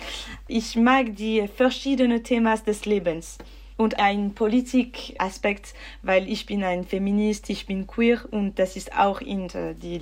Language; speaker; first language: German; non-native, learner; French